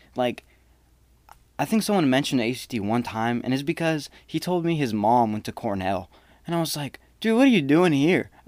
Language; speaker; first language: English; native; English